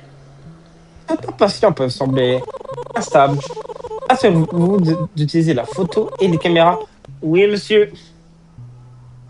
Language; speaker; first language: French; native; French